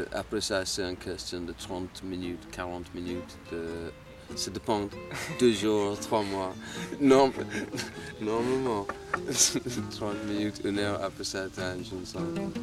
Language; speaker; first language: French; non-native, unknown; English